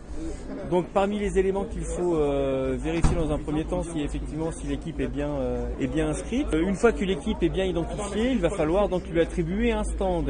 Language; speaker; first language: French; native; French